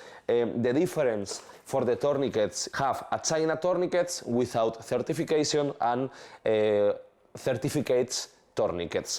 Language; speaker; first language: English; non-native, learner; Spanish